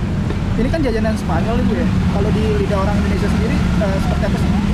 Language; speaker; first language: Indonesian; native; Indonesian